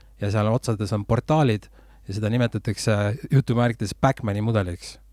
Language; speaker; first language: Estonian; native; Estonian